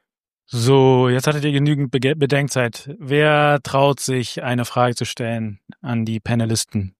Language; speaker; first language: German; native; German